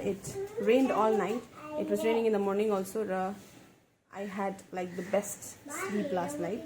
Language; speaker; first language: English; non-native, local second language; Nepali